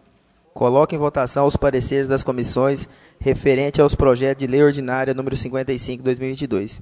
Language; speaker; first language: Portuguese; native; Portuguese